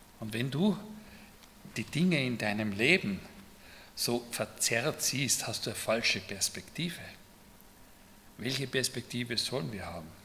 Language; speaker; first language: German; native; German